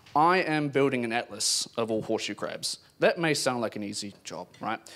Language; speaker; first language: English; native; English